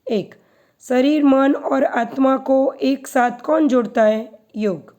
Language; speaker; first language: Hindi; non-native, local second language; Gujarati